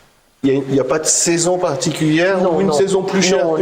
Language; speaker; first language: French; native; French